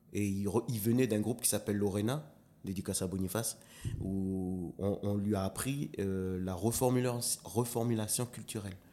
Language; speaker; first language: French; non-native, local second language; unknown